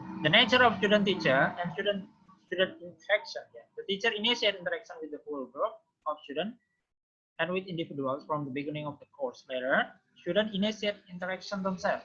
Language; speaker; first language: English; non-native, fluent; Indonesian